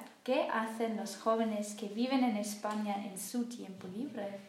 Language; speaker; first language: Spanish; non-native, learner; German